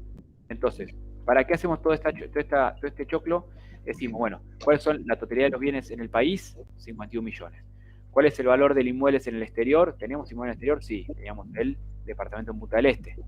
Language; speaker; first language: Spanish; native; Spanish